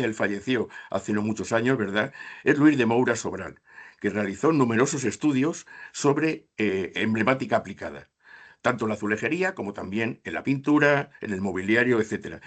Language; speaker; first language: Spanish; native; Spanish